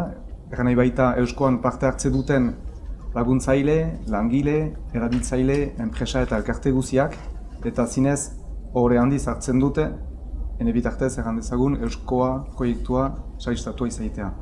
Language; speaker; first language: Basque; native; Basque